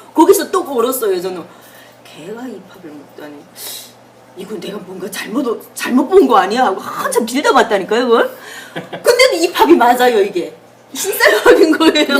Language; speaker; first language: Korean; native; Korean